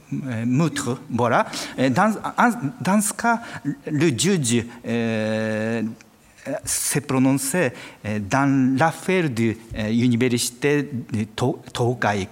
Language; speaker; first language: French; non-native, fluent; Japanese